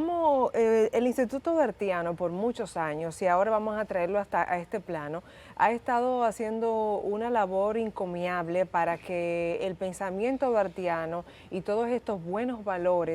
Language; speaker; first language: Spanish; native; Spanish